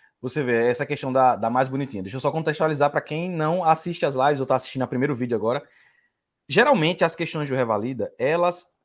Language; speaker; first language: Portuguese; native; Portuguese